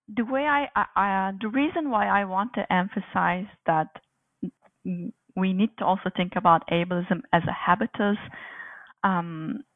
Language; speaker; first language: English; non-native, fluent; Turkish